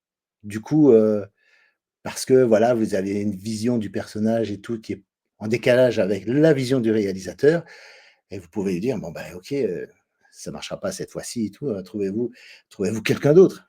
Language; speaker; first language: French; native; French